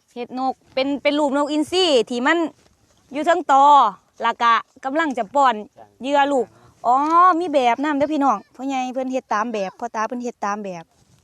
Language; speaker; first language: Thai; native; Thai